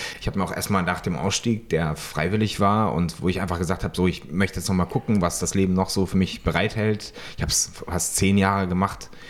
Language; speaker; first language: German; native; German